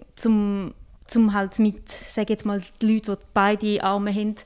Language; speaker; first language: German; native; German